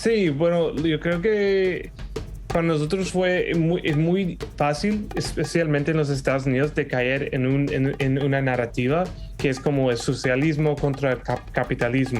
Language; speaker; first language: Spanish; non-native, fluent; English